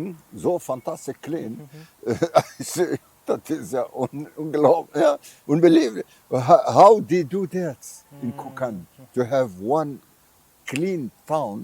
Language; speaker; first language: English; non-native, fluent; Arabic